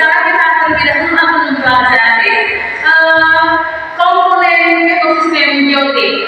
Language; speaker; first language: Indonesian; native; Indonesian